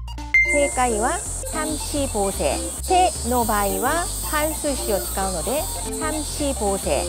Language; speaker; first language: Japanese; non-native, fluent; Korean